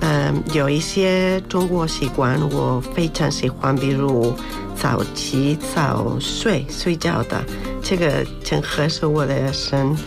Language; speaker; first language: Chinese; non-native, learner; Spanish